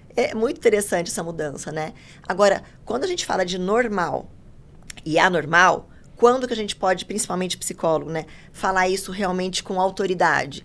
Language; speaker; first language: Portuguese; native; Portuguese